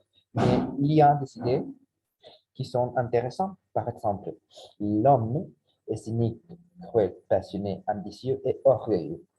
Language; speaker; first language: French; non-native, learner; Spanish